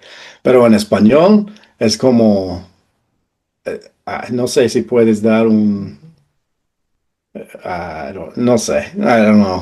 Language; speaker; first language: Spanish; non-native, fluent; English